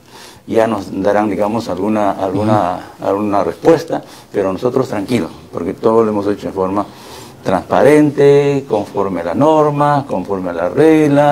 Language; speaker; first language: Spanish; native; Spanish